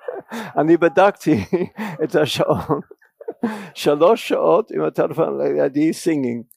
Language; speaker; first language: Hebrew; non-native, fluent; English